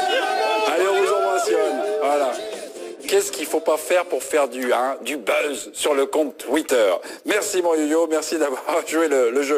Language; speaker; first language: French; native; French